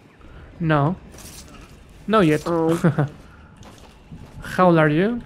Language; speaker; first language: English; non-native, learner; Spanish